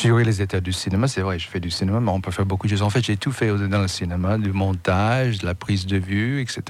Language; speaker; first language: French; non-native, fluent; English